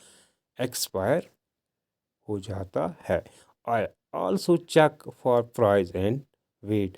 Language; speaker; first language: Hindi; non-native, local second language; Kashmiri